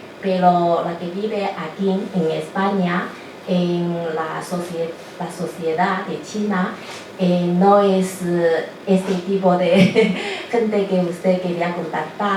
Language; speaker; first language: Spanish; non-native, learner; Chinese